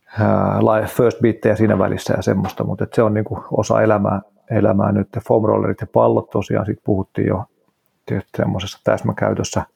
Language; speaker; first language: Finnish; native; Finnish